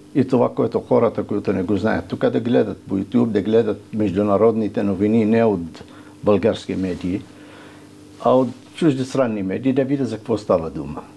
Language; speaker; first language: Bulgarian; non-native, fluent; Arabic